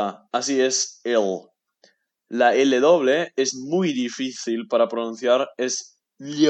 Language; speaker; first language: Spanish; non-native, learner; German